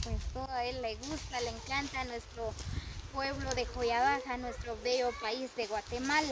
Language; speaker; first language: Spanish; native; Spanish